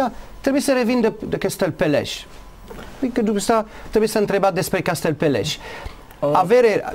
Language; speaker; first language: Romanian; non-native, learner; English